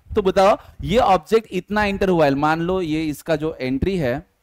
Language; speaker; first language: Hindi; non-native, local second language; Marathi